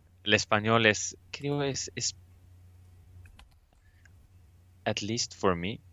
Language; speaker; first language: Spanish; non-native, learner; Swedish